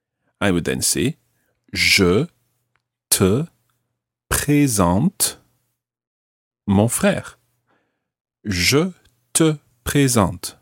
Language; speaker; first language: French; non-native, fluent; English